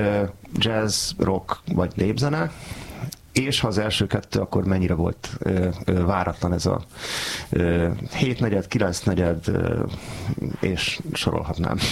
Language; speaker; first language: Hungarian; native; Hungarian